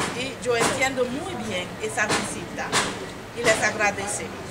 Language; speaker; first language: Spanish; non-native, fluent; Haitian Creole